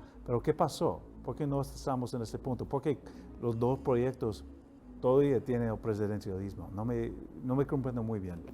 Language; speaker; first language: Spanish; non-native, fluent; English